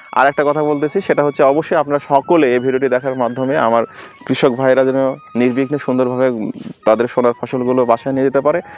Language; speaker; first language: Bangla; native; Bangla